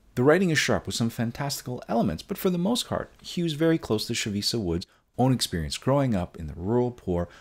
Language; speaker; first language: English; native; English